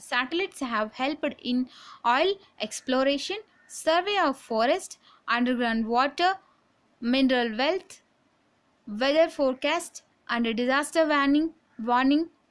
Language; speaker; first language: English; non-native, local second language; Telugu